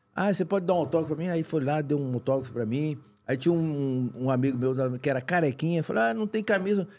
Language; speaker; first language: Portuguese; native; Portuguese